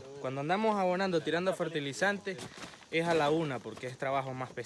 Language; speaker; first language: Spanish; native; Spanish